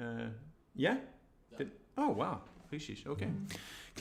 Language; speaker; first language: German; non-native, learner; English